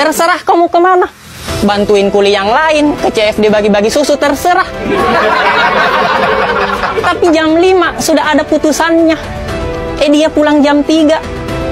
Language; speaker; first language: Indonesian; native; Indonesian